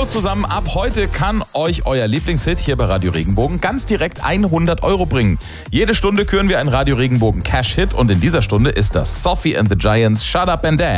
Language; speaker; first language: German; native; German